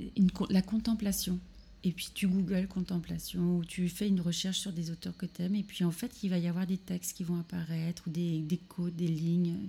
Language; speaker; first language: French; native; French